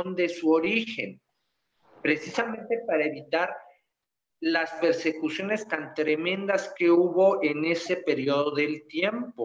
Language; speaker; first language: Spanish; native; Spanish